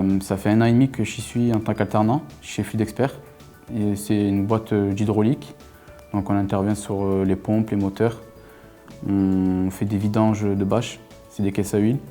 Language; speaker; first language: French; native; French